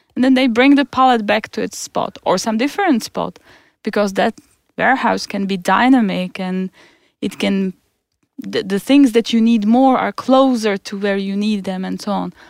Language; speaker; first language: English; non-native, fluent; Czech